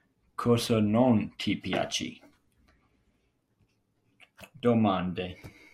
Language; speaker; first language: Italian; non-native, learner; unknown